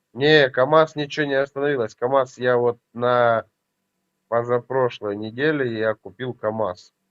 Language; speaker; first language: Russian; native; Russian